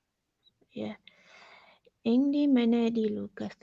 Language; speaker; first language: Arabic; non-native, learner; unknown